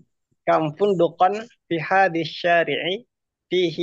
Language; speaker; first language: Arabic; non-native, learner; Indonesian